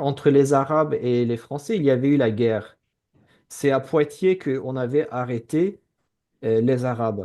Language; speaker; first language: French; non-native, fluent; Azerbaijani